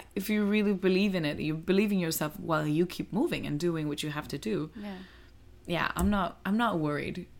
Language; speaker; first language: English; non-native, fluent; Spanish